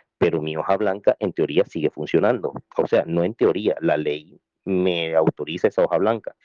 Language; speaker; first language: Spanish; native; Spanish